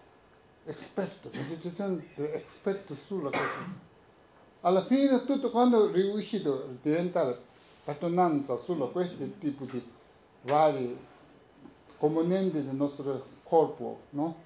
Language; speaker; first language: Italian; non-native, learner; Tibetan